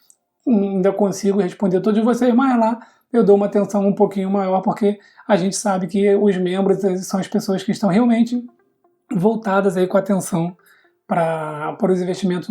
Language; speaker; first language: Portuguese; native; Portuguese